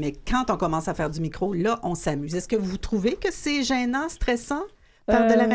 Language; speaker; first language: French; native; French